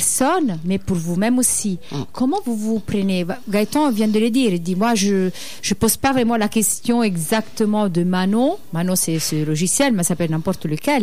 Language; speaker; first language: French; native; French